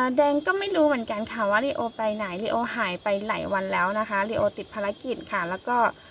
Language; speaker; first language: Thai; native; Thai